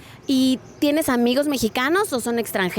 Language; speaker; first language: Spanish; native; Spanish